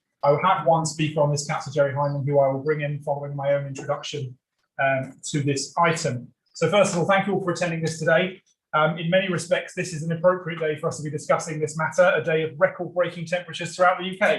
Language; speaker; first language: English; native; English